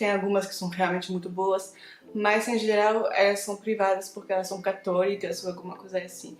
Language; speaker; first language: Portuguese; non-native, fluent; French